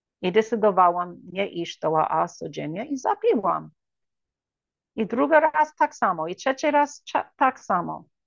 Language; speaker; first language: Polish; early bilingual, heritage; English